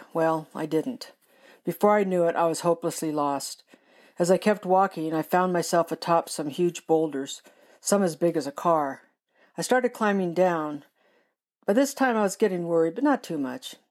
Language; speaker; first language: English; native; English